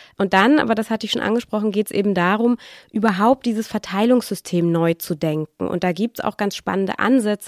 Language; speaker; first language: German; native; German